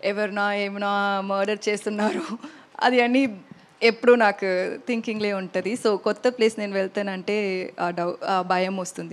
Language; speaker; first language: Telugu; non-native, learner; Tamil